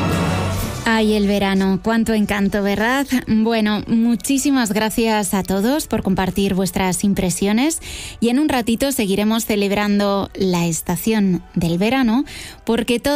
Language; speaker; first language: Spanish; native; Spanish